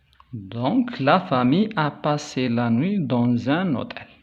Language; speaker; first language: French; non-native, local second language; Arabic